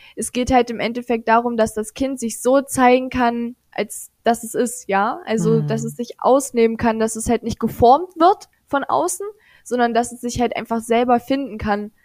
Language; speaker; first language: German; native; German